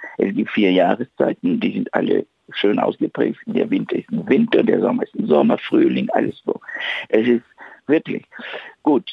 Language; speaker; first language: German; non-native, fluent; Bulgarian